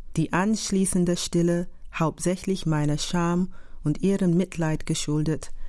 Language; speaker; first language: German; non-native, fluent; English